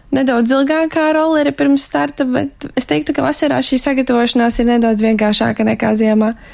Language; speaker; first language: Latvian; native; Latvian